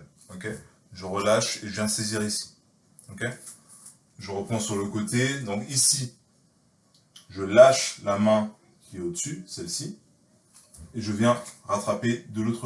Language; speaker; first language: French; native; French